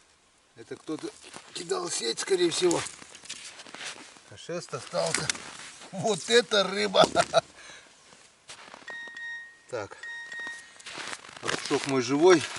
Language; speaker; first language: Russian; native; Russian